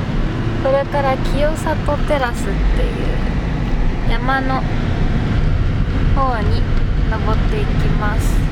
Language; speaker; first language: Japanese; native; Japanese